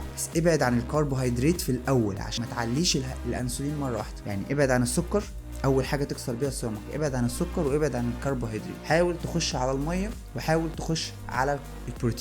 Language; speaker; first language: Arabic; native; Arabic